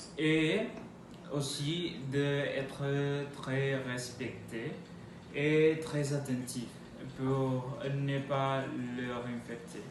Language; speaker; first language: French; non-native, learner; Spanish